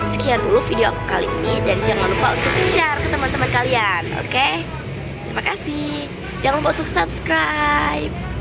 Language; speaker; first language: Indonesian; native; Indonesian